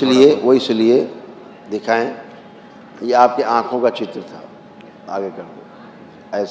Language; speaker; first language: Hindi; native; Hindi